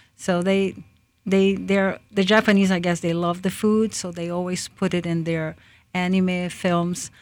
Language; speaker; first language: English; early bilingual, other home language; Portuguese